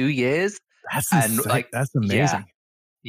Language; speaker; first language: English; native; English